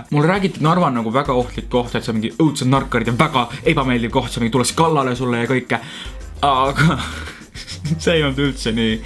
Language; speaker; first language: Estonian; early bilingual, heritage; Estonian